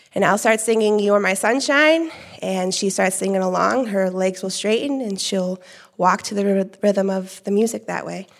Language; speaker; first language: English; native; English